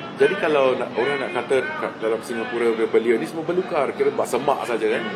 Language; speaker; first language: Malay; native; Malay